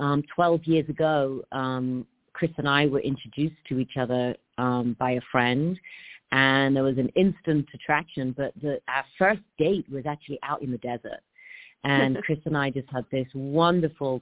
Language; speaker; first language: English; native; English